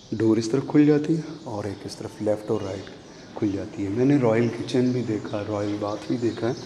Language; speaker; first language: Urdu; non-native, local second language; Punjabi